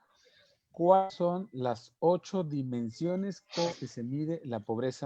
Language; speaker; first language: Spanish; native; Spanish